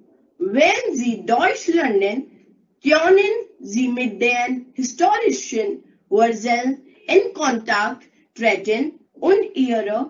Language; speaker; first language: German; non-native, learner; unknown